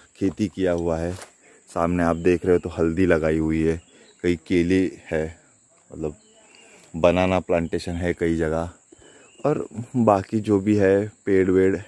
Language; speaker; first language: Hindi; non-native, local second language; Marathi